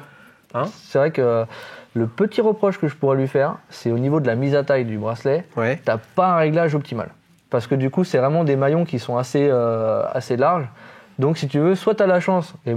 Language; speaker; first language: French; native; French